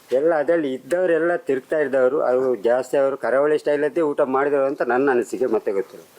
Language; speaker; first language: Kannada; non-native, local second language; Tulu